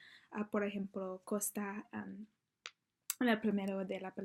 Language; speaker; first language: Spanish; non-native, learner; English